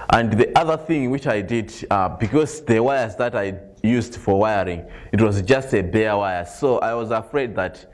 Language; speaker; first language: English; non-native, local second language; Nyanja